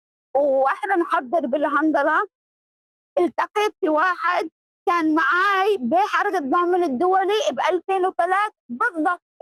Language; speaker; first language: Arabic; early bilingual, heritage; Arabic